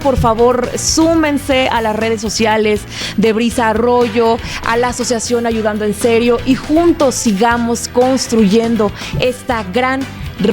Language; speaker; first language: Spanish; native; Spanish